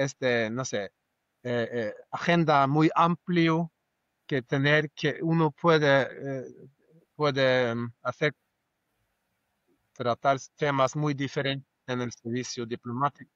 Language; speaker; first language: Spanish; non-native, fluent; Norwegian